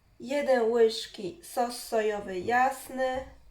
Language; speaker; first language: Polish; non-native, learner; Chinese